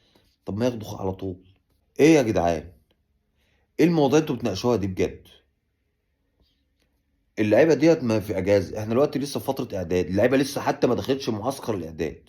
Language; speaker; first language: Arabic; native; Arabic